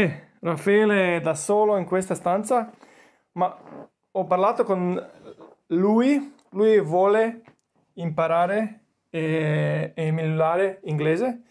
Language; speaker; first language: Italian; non-native, learner; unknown